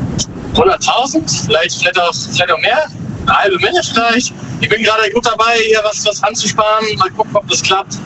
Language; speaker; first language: German; native; German